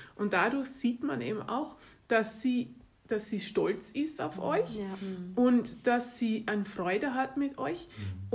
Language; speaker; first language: German; non-native, fluent; Dutch